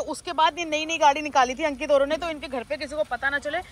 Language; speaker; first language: Hindi; native; Hindi